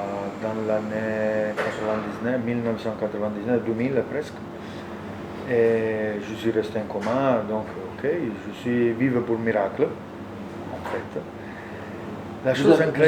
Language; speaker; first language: French; non-native, learner; Italian